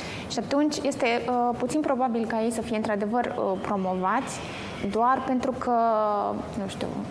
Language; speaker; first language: Romanian; native; Romanian